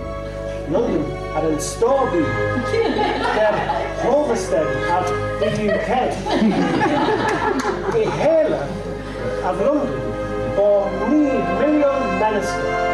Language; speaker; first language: Swedish; non-native, learner; English